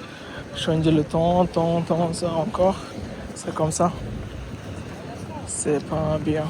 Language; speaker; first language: French; non-native, learner; Bangla